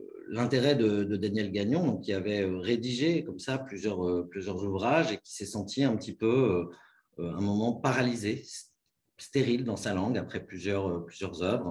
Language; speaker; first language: French; native; French